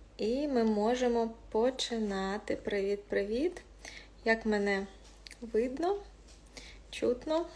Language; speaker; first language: Ukrainian; non-native, local second language; Russian